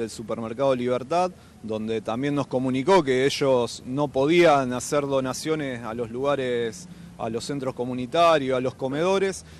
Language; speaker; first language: Spanish; native; Spanish